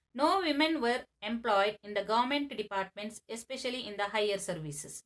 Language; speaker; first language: English; non-native, local second language; Kannada